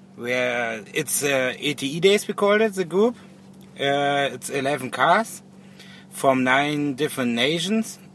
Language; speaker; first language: English; non-native, learner; German